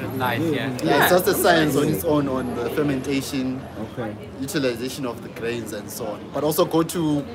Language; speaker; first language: English; non-native, local second language; North Ndebele